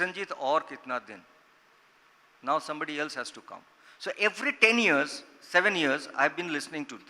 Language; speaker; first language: English; non-native, local second language; Bangla